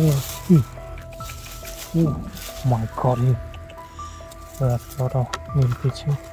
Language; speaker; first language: English; non-native, learner; Khmer